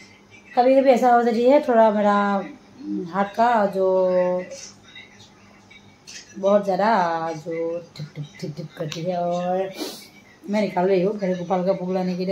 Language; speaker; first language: Hindi; non-native, local second language; Assamese